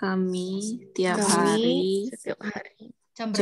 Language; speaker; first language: Indonesian; non-native, learner; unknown